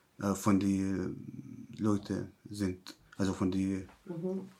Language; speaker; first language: German; non-native, learner; Arabic